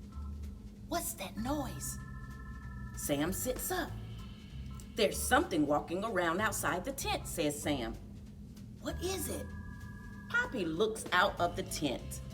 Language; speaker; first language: English; native; English